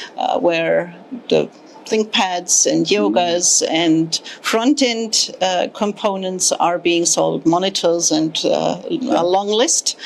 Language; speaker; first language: English; non-native, fluent; German